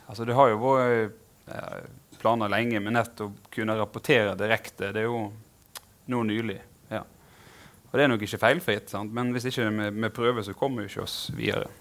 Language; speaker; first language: Norwegian; native; Norwegian